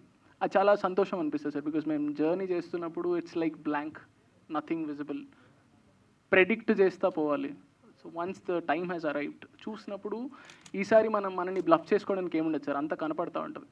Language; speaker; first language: Telugu; native; Telugu